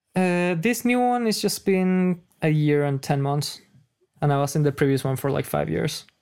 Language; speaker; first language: English; non-native, fluent; Spanish